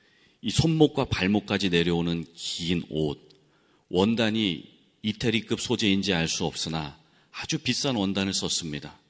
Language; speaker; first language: Korean; native; Korean